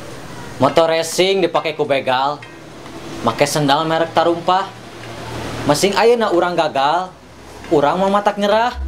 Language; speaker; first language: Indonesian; non-native, local second language; Sundanese